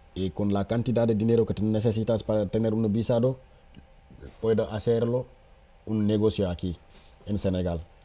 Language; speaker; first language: Spanish; non-native, fluent; Wolof